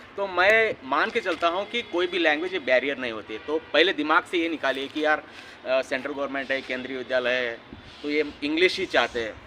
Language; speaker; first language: Hindi; non-native, local second language; Marathi